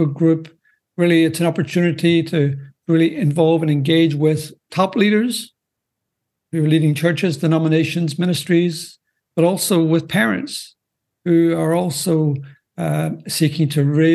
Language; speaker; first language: English; native; English